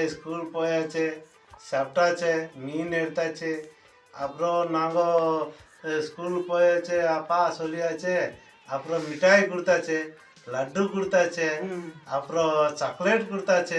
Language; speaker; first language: Tamil; non-native, learner; Hindi